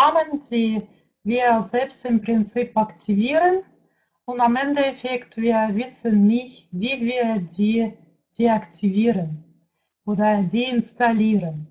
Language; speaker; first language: German; non-native, fluent; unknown